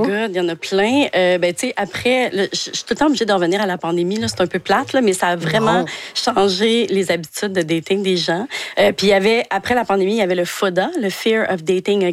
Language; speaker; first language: French; native; French